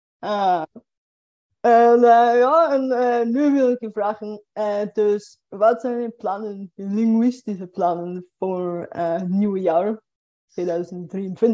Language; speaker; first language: German; non-native, fluent; Bulgarian